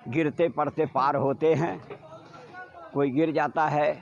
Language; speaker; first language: Hindi; native; Hindi